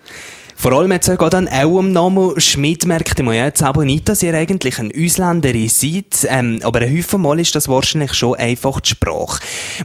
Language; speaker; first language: German; native; German